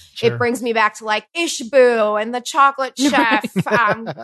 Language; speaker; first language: English; native; English